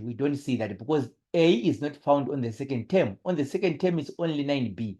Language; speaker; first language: English; non-native, local second language; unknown